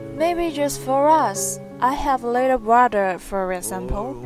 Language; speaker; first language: English; non-native, fluent; Chinese